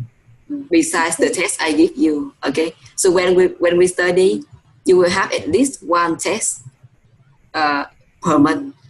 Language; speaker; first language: English; non-native, fluent; Vietnamese